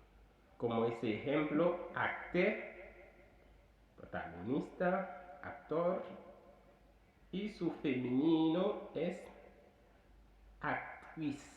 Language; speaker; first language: Spanish; non-native, fluent; Haitian Creole